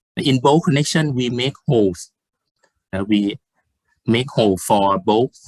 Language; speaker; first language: English; non-native, fluent; Thai